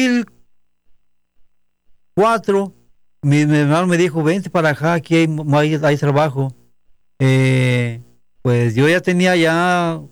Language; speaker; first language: Spanish; native; Spanish